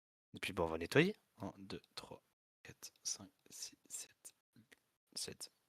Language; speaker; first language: French; native; French